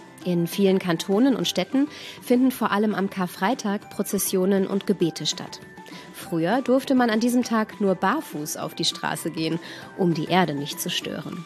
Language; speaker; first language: German; native; German